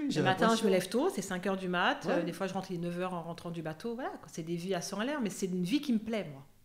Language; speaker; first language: French; native; French